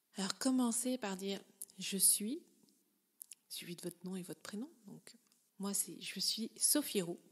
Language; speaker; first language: French; native; French